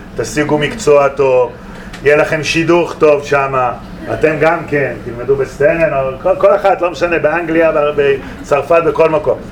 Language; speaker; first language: Hebrew; native; Hebrew